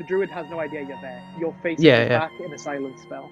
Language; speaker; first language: English; native; English